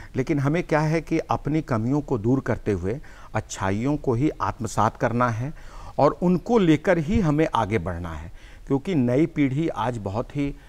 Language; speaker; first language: Hindi; native; Hindi